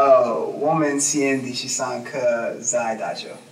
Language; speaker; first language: Chinese; non-native, learner; English